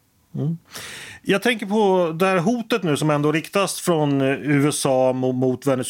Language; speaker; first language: Swedish; native; Swedish